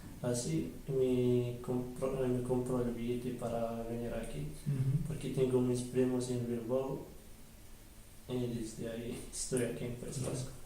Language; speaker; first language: Spanish; early bilingual, other home language; Arabic